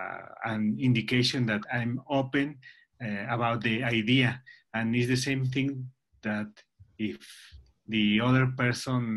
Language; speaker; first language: English; non-native, learner; Spanish